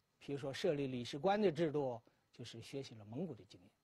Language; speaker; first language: Chinese; native; Chinese